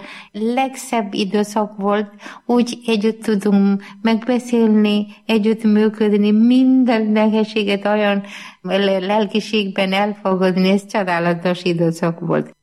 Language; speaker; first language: Hungarian; non-native, learner; Malayalam